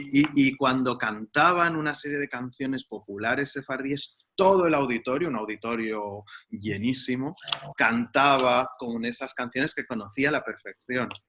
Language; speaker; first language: Spanish; native; Spanish